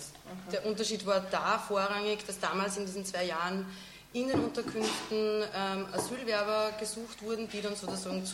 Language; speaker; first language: German; native; German